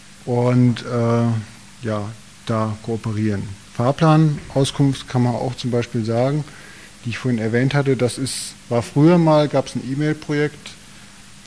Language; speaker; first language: German; native; German